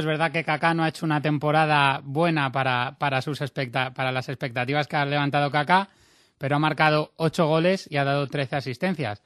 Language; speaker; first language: Spanish; native; Spanish